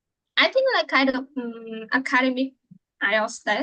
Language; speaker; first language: English; non-native, learner; Vietnamese